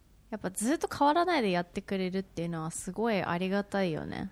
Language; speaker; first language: Japanese; native; Japanese